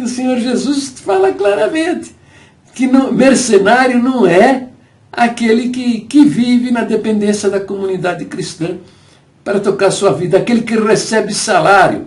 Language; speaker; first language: Portuguese; native; Portuguese